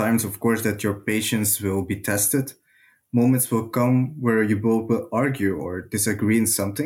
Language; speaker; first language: English; non-native, fluent; Dutch